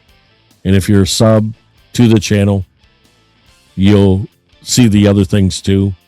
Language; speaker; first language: English; native; English